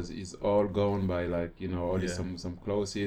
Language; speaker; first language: English; non-native, fluent; French